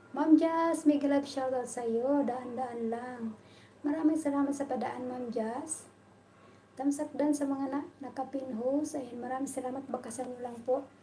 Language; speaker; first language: Filipino; non-native, local second language; Bikol